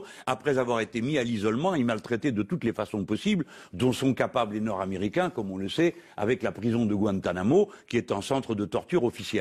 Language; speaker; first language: French; native; French